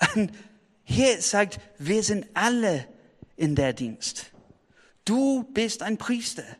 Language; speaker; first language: German; non-native, fluent; English